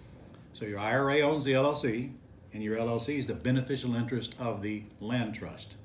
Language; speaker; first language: English; native; English